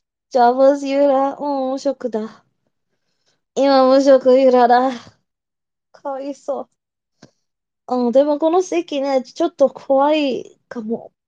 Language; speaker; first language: Japanese; non-native, learner; English